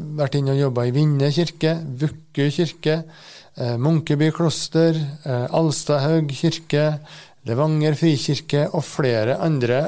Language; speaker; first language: Norwegian; native; Norwegian